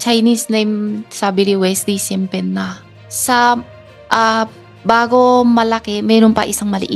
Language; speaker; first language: Filipino; non-native, learner; Chinese